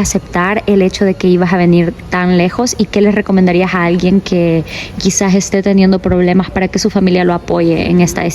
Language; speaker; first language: Spanish; native; Spanish